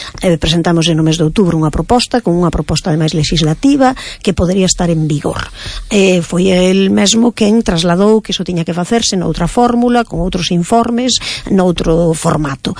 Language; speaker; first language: Galician; native; Galician